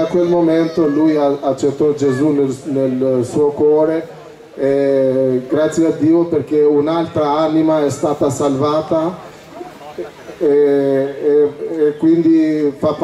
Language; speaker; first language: Italian; non-native, fluent; Albanian